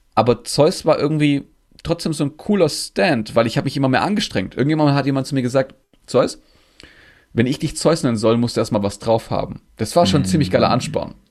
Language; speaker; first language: German; non-native, local second language; Greek